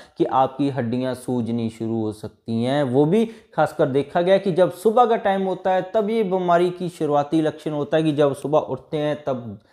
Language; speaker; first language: Hindi; native; Hindi